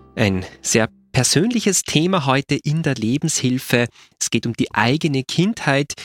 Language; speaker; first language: German; native; German